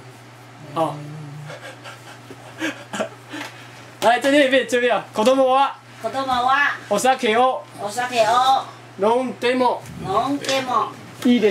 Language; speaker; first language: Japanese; non-native, learner; Chinese